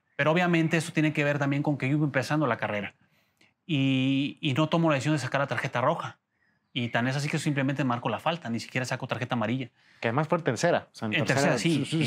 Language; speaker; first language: Spanish; native; Spanish